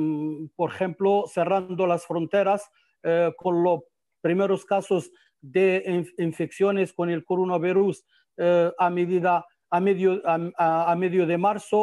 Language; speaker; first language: Spanish; non-native, fluent; Arabic